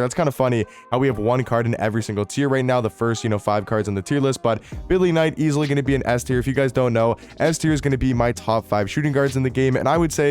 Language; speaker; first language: English; native; English